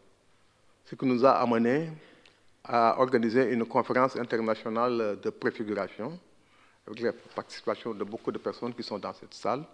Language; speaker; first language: French; non-native, local second language; Wolof